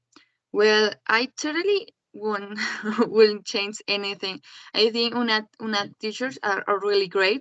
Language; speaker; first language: English; non-native, learner; Spanish